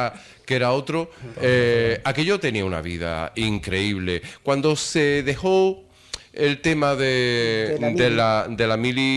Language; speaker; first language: Spanish; native; Spanish